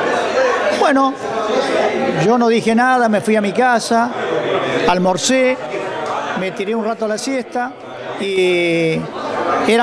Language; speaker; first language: Spanish; native; Spanish